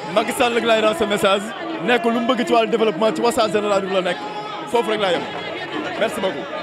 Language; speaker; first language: Wolof; non-native, local second language; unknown